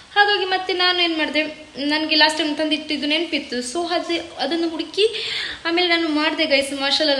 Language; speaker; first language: Kannada; non-native, local second language; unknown